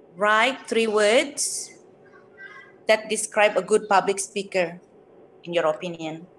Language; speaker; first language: English; non-native, fluent; Malay